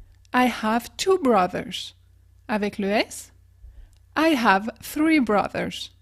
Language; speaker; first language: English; non-native, fluent; French